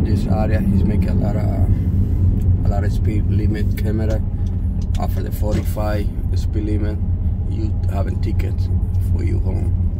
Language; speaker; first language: English; non-native, learner; Spanish